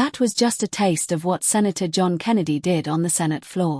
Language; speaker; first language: English; native; English